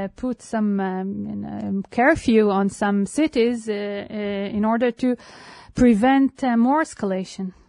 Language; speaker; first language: English; non-native, fluent; Hebrew